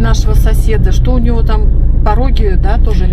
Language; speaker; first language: Russian; native; Russian